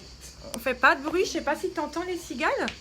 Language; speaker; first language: French; native; French